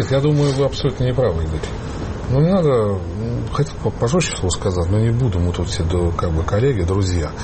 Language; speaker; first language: Russian; native; Russian